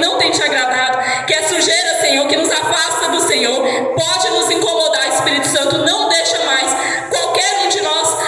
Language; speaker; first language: Portuguese; native; Portuguese